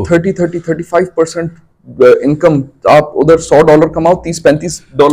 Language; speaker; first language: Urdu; non-native, local second language; Sindhi